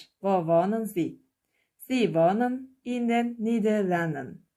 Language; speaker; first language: German; non-native, fluent; Turkish